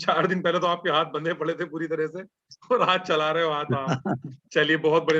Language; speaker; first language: Hindi; native; Hindi